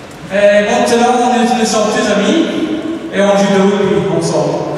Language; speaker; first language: French; non-native, fluent; English